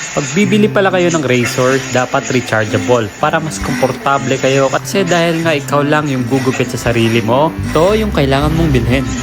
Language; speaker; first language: Filipino; non-native, local second language; Hiligaynon